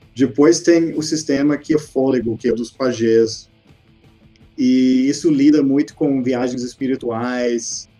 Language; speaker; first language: Portuguese; non-native, fluent; English